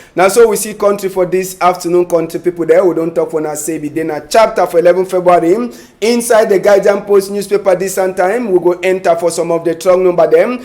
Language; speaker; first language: Nigerian Pidgin; native; Nigerian Pidgin